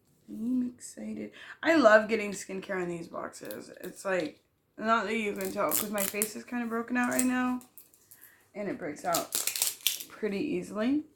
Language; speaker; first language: English; native; English